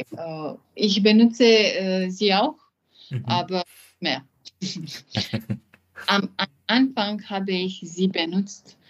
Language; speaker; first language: German; non-native, learner; French